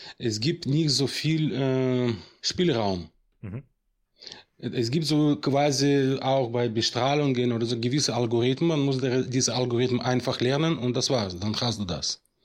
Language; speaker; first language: German; non-native, fluent; Russian